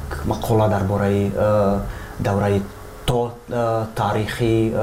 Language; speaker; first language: Persian; non-native, fluent; Czech